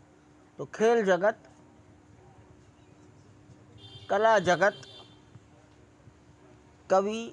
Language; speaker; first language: Hindi; native; Hindi